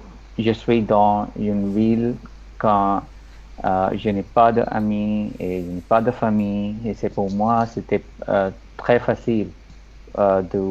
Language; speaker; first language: French; non-native, learner; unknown